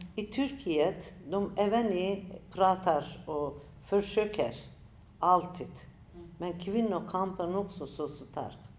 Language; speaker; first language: Swedish; non-native, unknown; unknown